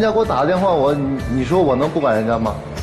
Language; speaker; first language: Chinese; native; Chinese